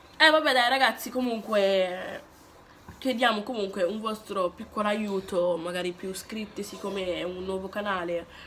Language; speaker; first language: Italian; early bilingual, other home language; Wolof